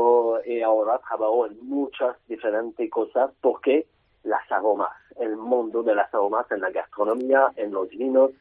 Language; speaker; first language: Spanish; non-native, learner; French